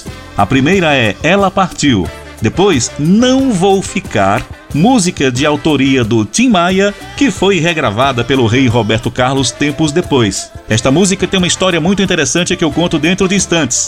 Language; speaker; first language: Portuguese; native; Portuguese